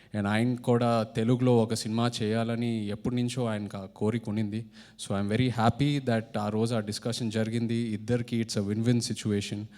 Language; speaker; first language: Telugu; native; Telugu